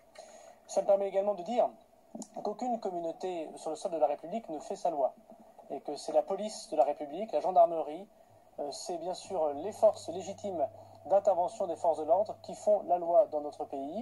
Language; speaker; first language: French; native; French